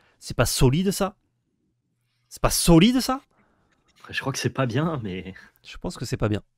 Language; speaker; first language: French; native; French